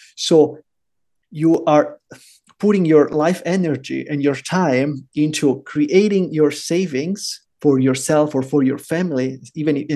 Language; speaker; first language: English; non-native, fluent; Italian